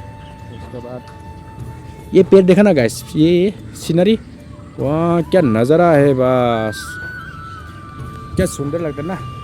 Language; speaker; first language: Hindi; non-native, local second language; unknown